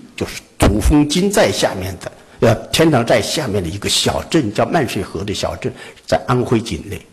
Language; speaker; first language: Chinese; native; Chinese